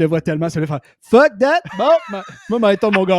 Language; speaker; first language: French; native; French